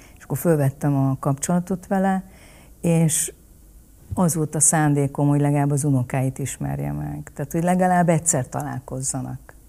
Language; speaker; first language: Hungarian; early bilingual, other home language; Vietnamese